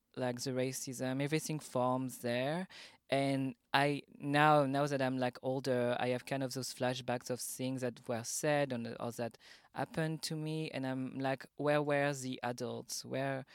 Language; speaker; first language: English; non-native, fluent; French